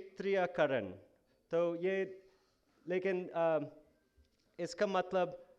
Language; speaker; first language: Hindi; non-native, fluent; English